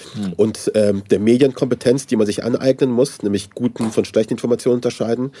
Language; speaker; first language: German; early bilingual, other home language; Persian